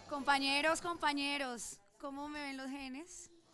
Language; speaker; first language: Spanish; native; Spanish